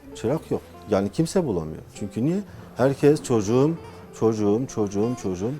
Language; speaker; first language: Turkish; native; Turkish